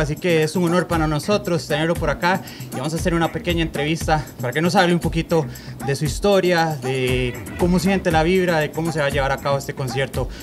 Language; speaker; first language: Spanish; native; Spanish